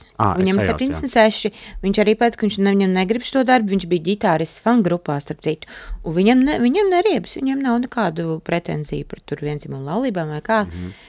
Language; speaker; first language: Latvian; native; Latvian